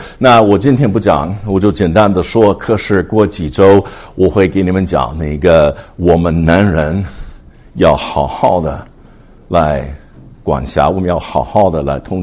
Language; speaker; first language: Chinese; non-native, fluent; English